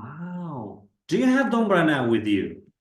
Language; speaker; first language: English; non-native, fluent; Kazakh